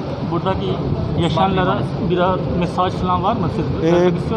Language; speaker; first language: Turkish; non-native, learner; Urdu